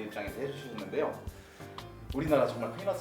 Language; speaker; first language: Korean; native; Korean